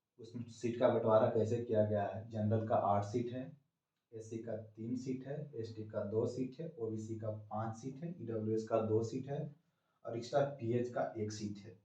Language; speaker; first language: Hindi; native; Hindi